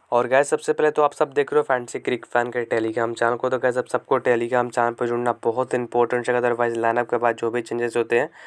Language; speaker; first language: Hindi; native; Hindi